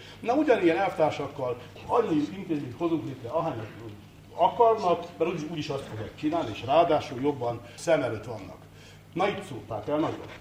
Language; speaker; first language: Hungarian; native; Hungarian